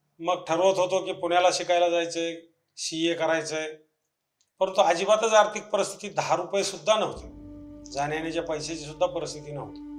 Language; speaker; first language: Marathi; native; Marathi